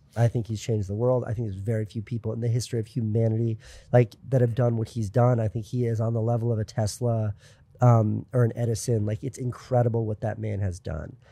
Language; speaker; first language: English; native; English